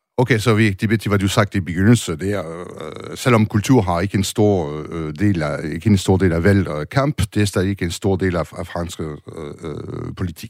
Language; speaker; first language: Danish; non-native, fluent; French